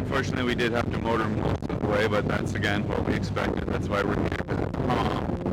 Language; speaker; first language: English; native; English